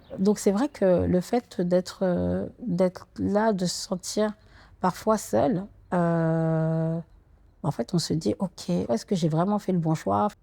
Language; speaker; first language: French; native; French